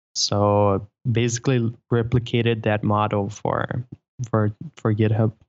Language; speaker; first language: English; non-native, fluent; Portuguese